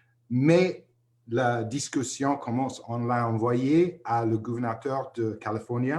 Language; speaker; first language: French; non-native, fluent; English